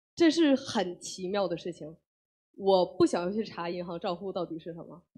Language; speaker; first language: Chinese; native; Chinese